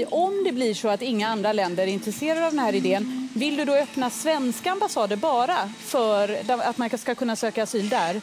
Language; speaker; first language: Swedish; native; Swedish